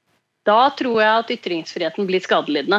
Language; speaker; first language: Norwegian; native; Norwegian